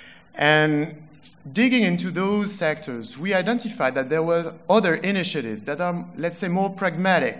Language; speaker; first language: English; non-native, fluent; French